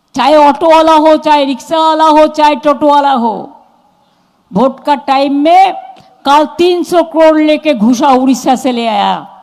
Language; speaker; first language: Hindi; non-native, local second language; Bangla